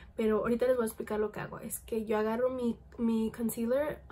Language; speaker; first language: Spanish; early bilingual, heritage; Spanish